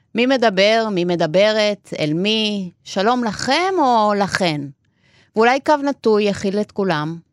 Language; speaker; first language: Hebrew; non-native, fluent; Spanish